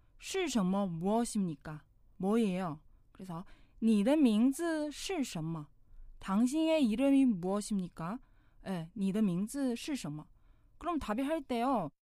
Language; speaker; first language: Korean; non-native, fluent; Chinese